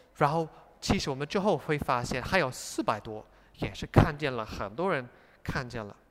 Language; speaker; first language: Chinese; non-native, fluent; English